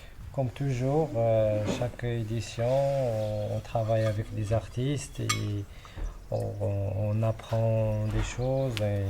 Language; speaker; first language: French; non-native, local second language; Arabic